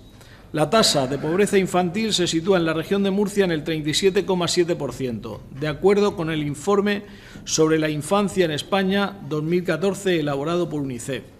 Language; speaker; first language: Spanish; native; Spanish